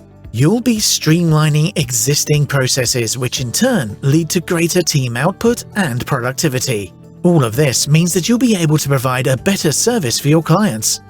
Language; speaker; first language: English; native; English